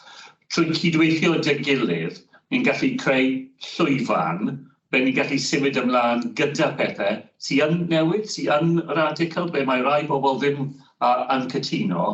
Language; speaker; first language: Welsh; non-native, fluent; English